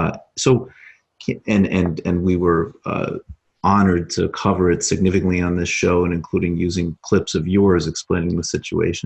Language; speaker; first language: English; native; English